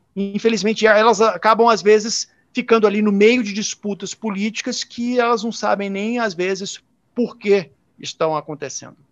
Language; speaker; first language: Portuguese; native; Portuguese